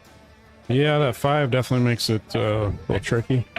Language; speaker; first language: English; native; English